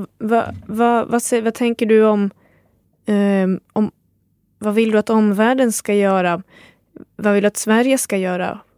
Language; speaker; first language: Swedish; native; Swedish